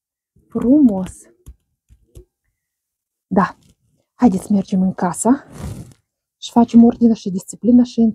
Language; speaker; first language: Romanian; non-native, learner; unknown